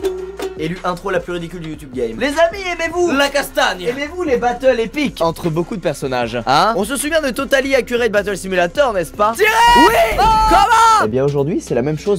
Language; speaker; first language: French; native; French